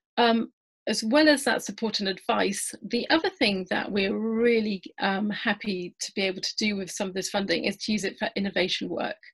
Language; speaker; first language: English; native; English